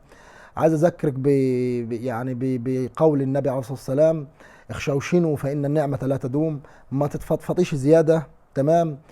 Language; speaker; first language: Arabic; native; Arabic